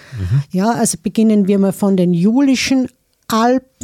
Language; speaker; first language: German; native; German